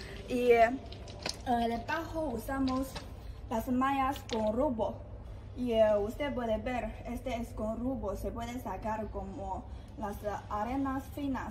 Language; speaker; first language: Spanish; non-native, learner; Chinese